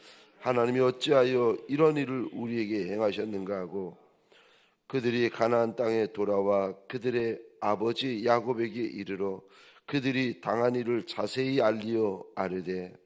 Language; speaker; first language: Korean; native; Korean